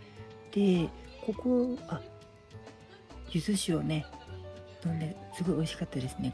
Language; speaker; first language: Japanese; native; Japanese